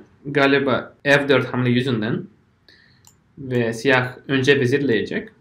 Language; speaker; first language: Turkish; non-native, fluent; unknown